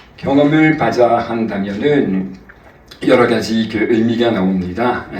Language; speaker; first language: Korean; non-native, fluent; French